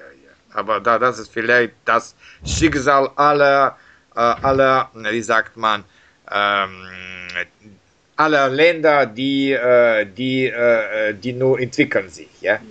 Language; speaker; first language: German; non-native, learner; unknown